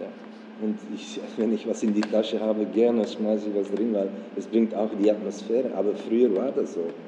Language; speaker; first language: German; non-native, fluent; Dutch